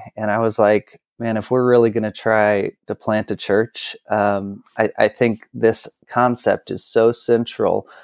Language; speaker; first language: English; native; English